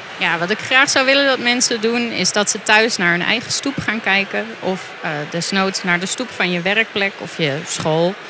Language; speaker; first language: Dutch; native; Dutch